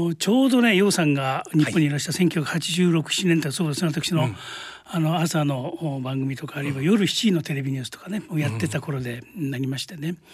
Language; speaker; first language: Japanese; native; Japanese